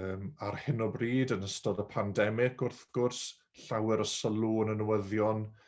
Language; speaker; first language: Welsh; native; Welsh